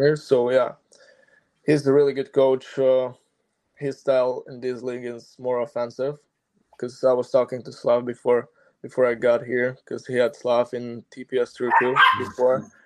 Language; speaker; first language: English; non-native, fluent; Slovak